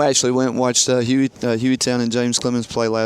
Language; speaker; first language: English; native; English